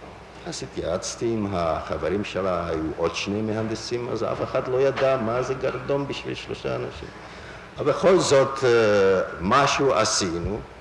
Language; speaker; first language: Hebrew; non-native, fluent; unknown